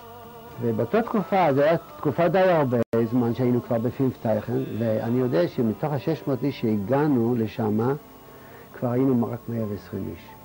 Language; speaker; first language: Hebrew; non-native, fluent; Yiddish